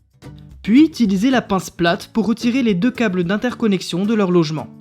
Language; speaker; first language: French; native; French